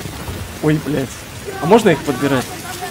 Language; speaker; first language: Russian; native; Russian